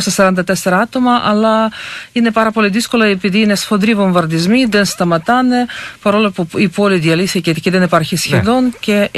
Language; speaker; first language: Greek; non-native, fluent; Ukrainian